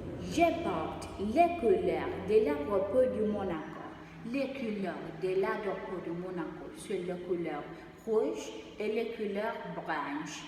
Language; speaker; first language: French; non-native, learner; Spanish